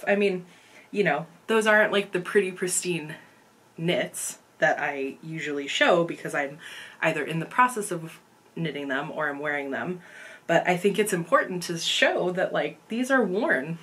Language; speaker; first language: English; native; English